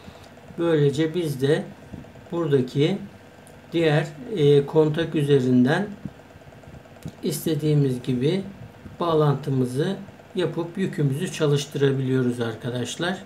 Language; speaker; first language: Turkish; native; Turkish